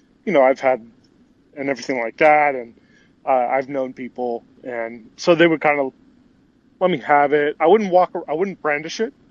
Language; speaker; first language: English; native; English